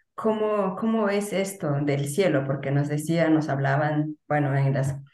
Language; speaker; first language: Spanish; native; Spanish